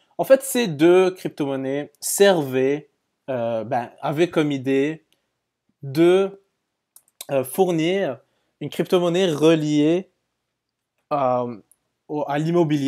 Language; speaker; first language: French; native; French